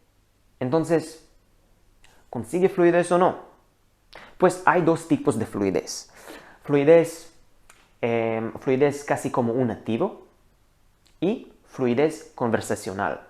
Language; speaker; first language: Spanish; non-native, learner; Hebrew